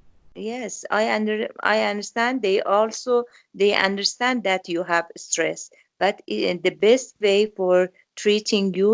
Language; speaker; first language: English; non-native, learner; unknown